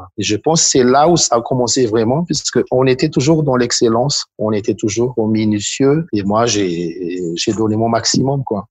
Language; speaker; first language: French; non-native, local second language; Malagasy